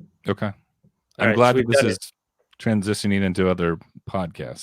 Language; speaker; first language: English; native; English